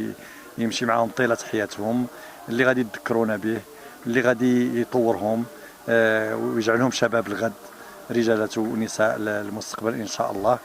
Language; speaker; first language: Arabic; native; Arabic